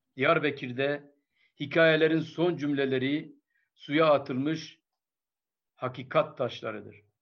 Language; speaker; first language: Turkish; non-native, local second language; Kurdish